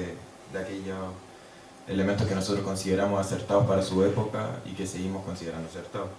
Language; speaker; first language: Spanish; native; Spanish